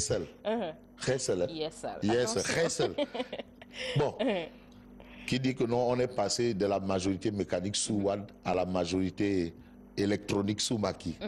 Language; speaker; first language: French; non-native, local second language; Wolof